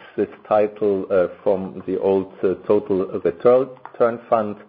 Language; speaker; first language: English; non-native, fluent; German